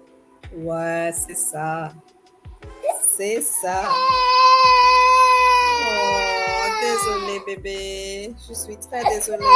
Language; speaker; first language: French; non-native, fluent; English